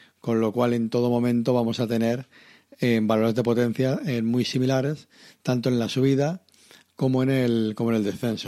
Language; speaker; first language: Spanish; native; Spanish